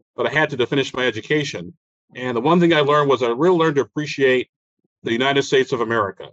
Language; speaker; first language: English; native; English